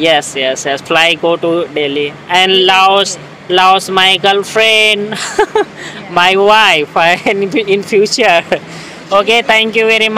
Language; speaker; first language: English; non-native, learner; Hindi